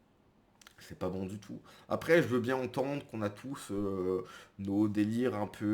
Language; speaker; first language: French; native; French